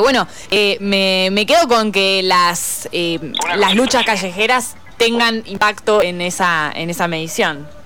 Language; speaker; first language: Spanish; native; Spanish